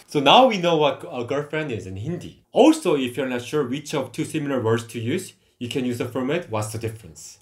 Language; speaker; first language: English; non-native, fluent; Korean